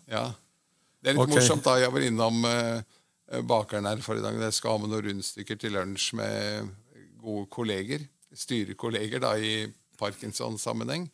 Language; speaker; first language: Norwegian; native; Norwegian